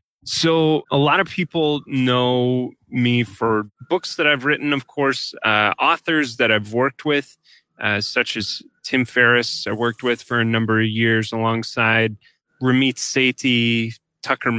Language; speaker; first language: English; native; English